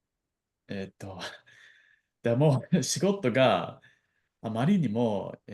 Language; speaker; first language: Japanese; non-native, learner; English